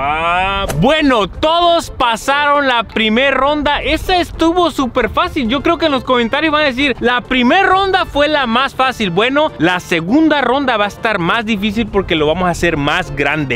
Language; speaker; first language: Spanish; native; Spanish